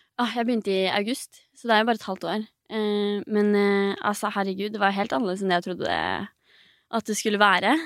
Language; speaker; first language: Norwegian; native; Norwegian